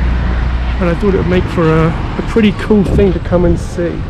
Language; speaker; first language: English; native; English